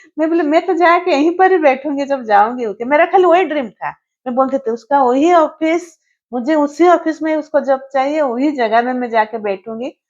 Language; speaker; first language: Hindi; non-native, local second language; Odia